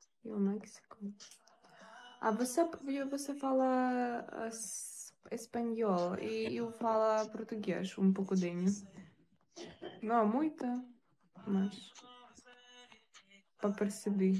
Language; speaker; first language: Portuguese; non-native, learner; Ukrainian